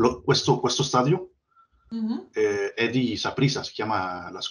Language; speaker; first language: Italian; non-native, learner; Spanish